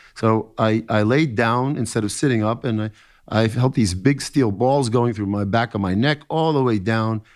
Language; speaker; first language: English; native; English